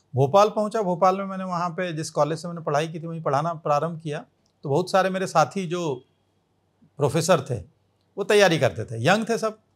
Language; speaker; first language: Hindi; native; Hindi